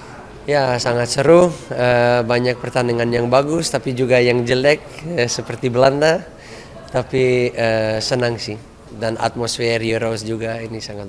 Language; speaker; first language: Indonesian; non-native, fluent; Dutch